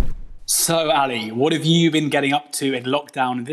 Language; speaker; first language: English; native; English